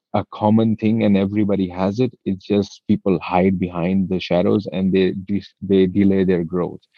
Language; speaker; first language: English; non-native, local second language; Hindi